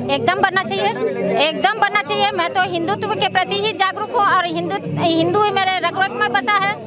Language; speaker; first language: Hindi; native; Hindi